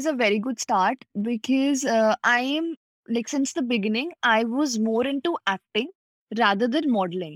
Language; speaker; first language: English; non-native, local second language; Punjabi